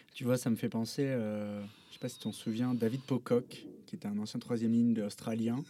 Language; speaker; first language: French; native; French